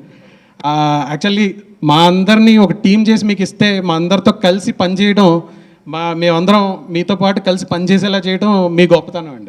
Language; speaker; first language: Telugu; native; Telugu